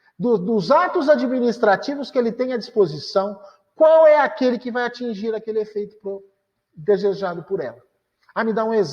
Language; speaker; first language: Portuguese; native; Portuguese